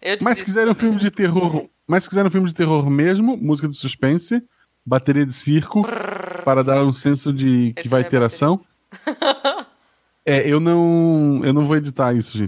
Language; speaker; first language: Portuguese; native; Portuguese